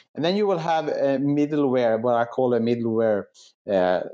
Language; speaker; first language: English; non-native, fluent; Swedish